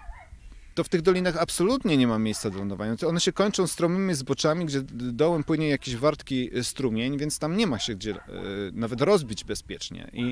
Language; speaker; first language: Polish; native; Polish